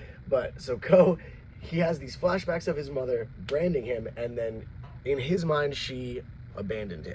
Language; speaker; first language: English; native; English